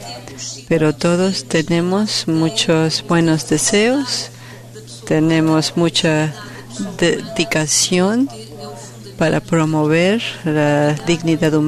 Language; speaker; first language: Spanish; non-native, fluent; Portuguese